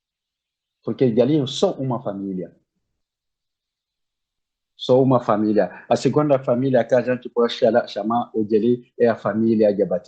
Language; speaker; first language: Portuguese; non-native, learner; Bambara